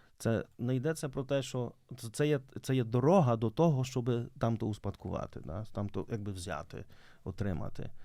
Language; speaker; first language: Ukrainian; native; Ukrainian